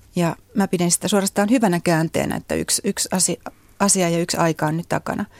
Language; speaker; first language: Finnish; native; Finnish